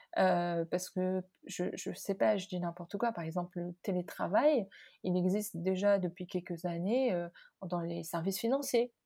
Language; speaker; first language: French; non-native, local second language; Arabic